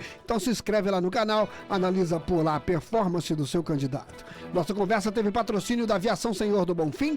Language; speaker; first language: Portuguese; native; Portuguese